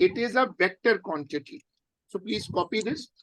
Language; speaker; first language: English; non-native, local second language; Urdu